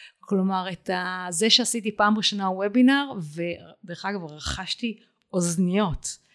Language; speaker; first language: Hebrew; native; Hebrew